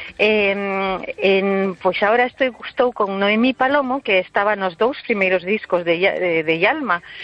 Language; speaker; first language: Galician; early bilingual, heritage; Galician